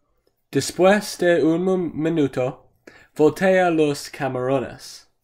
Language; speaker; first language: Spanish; non-native, learner; English